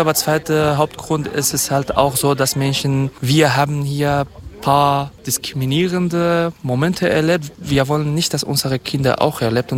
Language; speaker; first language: German; non-native, fluent; Kurdish